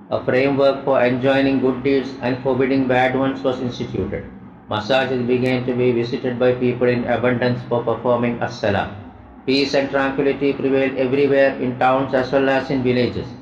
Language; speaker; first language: English; non-native, local second language; Malayalam